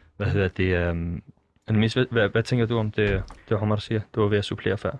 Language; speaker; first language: Danish; early bilingual, other home language; Arabic